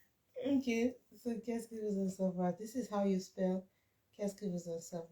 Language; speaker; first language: French; non-native, fluent; English